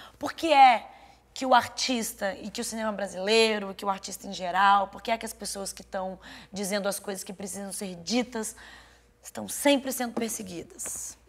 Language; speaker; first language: Portuguese; native; Portuguese